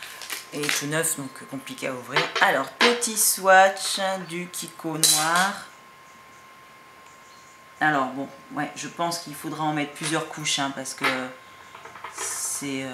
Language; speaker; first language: French; native; French